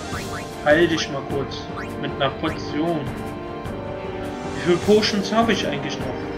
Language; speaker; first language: German; native; German